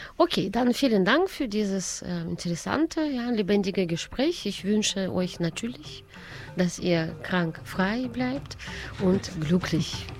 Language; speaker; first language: German; native; German